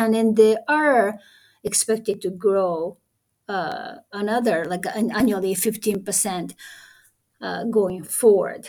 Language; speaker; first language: English; non-native, fluent; Japanese